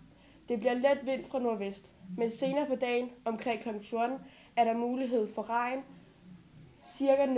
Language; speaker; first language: Danish; native; Danish